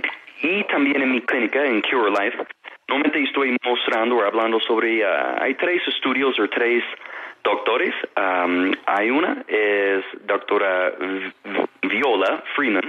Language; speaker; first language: Spanish; non-native, fluent; English